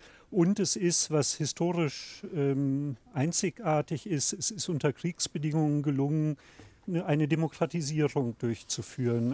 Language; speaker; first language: German; native; German